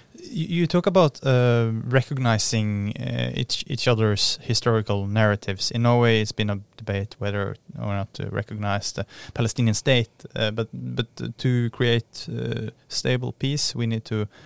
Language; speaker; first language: English; non-native, fluent; Norwegian